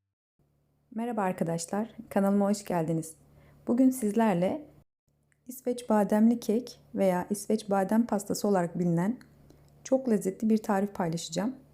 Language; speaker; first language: Turkish; native; Turkish